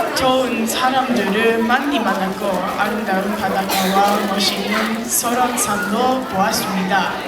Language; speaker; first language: Korean; early bilingual, heritage; Korean